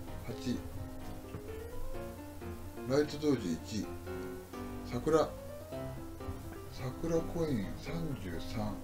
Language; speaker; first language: Japanese; native; Japanese